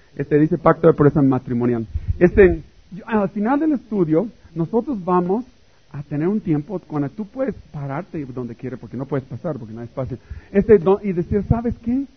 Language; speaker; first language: Spanish; native; Spanish